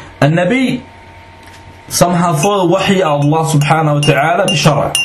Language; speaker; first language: Danish; non-native, fluent; Arabic